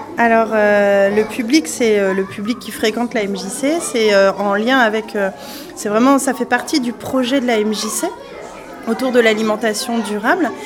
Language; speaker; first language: French; native; French